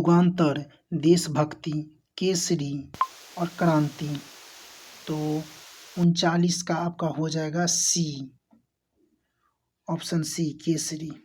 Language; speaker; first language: Hindi; native; Hindi